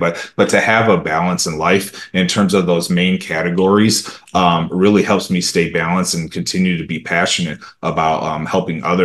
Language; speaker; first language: English; early bilingual, other home language; Romanian